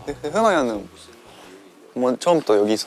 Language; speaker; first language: Korean; non-native, fluent; Japanese